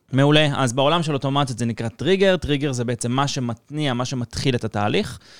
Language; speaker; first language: Hebrew; native; Hebrew